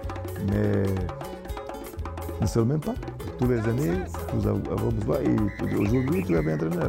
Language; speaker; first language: French; non-native, learner; Portuguese